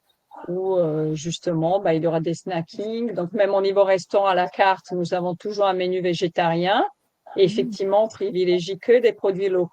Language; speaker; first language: French; native; French